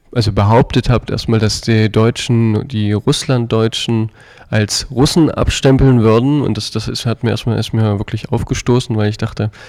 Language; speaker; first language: German; non-native, fluent; Russian